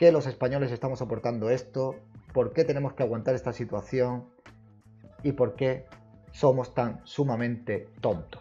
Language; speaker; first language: Spanish; native; Spanish